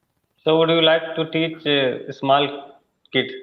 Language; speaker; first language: English; non-native, learner; Hindi